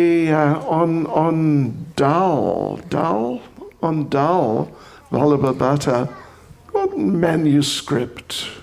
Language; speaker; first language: Russian; non-native, fluent; English